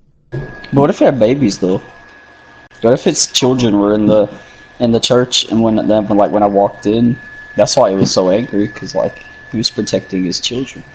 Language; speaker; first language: English; native; English